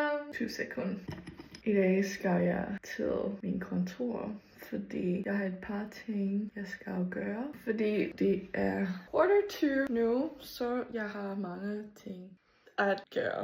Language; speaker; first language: Danish; non-native, learner; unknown